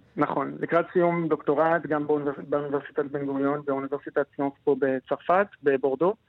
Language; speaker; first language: Hebrew; non-native, fluent; Arabic